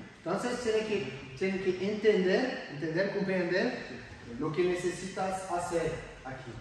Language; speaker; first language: Spanish; non-native, learner; French